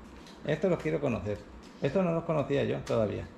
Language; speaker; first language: Spanish; native; Spanish